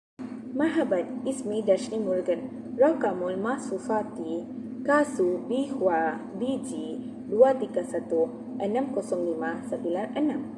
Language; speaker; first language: Arabic; non-native, learner; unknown